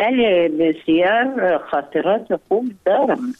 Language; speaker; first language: Persian; non-native, learner; Arabic